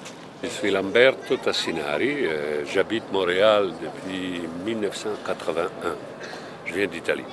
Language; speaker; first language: French; non-native, fluent; Italian